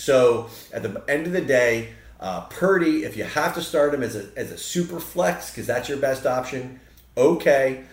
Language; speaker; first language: English; native; English